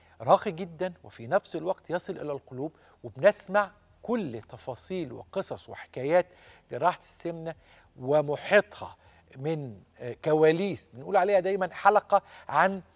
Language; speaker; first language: Arabic; native; Arabic